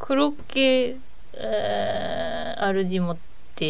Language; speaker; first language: Korean; non-native, learner; Japanese